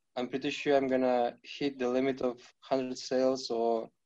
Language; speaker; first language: English; non-native, fluent; Kazakh